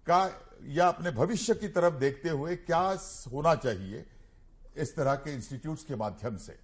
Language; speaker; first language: Hindi; non-native, local second language; Marathi